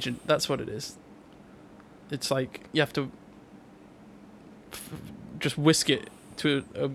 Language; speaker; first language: English; native; English